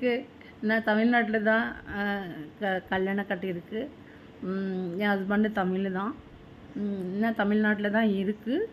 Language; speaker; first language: Tamil; non-native, learner; Malayalam